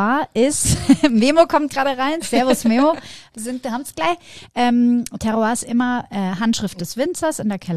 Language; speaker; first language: German; native; German